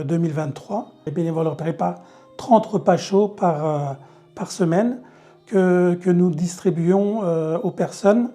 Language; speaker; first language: French; early bilingual, other home language; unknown